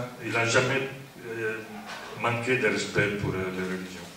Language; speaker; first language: French; non-native, fluent; Italian